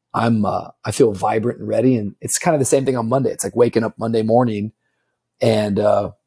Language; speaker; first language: English; native; English